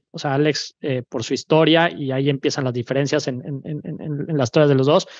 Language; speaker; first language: Spanish; native; Spanish